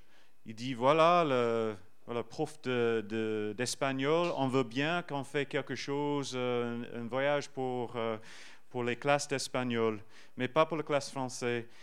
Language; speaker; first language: French; non-native, fluent; English